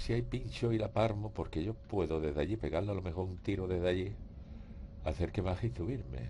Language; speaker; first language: Spanish; native; Spanish